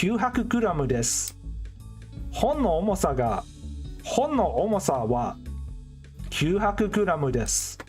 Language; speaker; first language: Japanese; non-native, learner; English